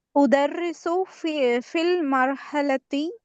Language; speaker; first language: Arabic; non-native, learner; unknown